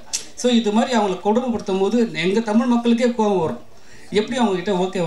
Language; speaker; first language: Tamil; native; Tamil